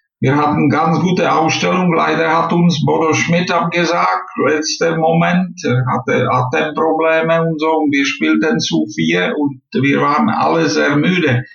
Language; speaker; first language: German; non-native, fluent; Czech